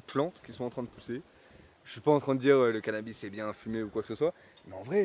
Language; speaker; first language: French; native; French